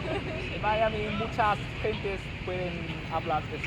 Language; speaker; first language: Spanish; non-native, learner; Vietnamese